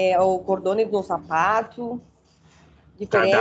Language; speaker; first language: Portuguese; non-native, learner; Spanish